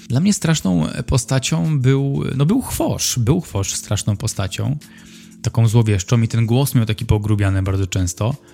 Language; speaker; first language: Polish; native; Polish